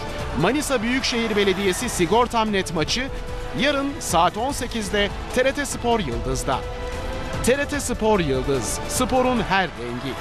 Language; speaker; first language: Turkish; native; Turkish